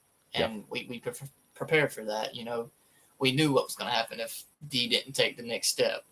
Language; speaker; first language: English; native; English